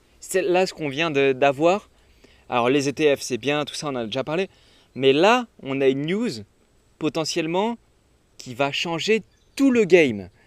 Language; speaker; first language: French; native; French